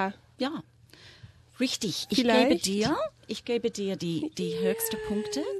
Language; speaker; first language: German; non-native, fluent; English